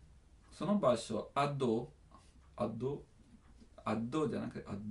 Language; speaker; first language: Japanese; non-native, learner; Italian